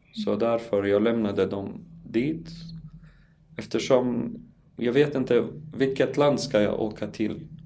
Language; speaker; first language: Swedish; non-native, learner; Arabic